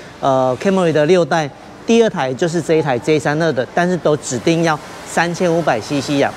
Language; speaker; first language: Chinese; native; Chinese